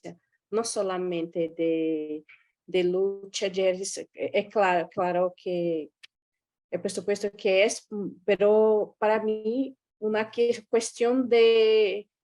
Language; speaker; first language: Spanish; non-native, fluent; Guarani